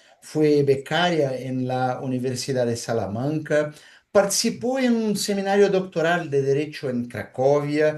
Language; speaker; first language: Spanish; non-native, fluent; Portuguese